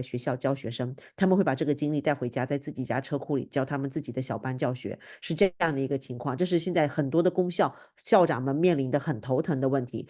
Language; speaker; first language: Chinese; native; Chinese